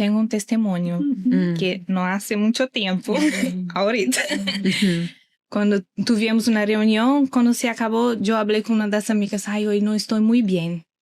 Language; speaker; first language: Spanish; non-native, learner; Portuguese